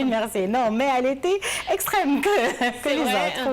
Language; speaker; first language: French; non-native, learner; Arabic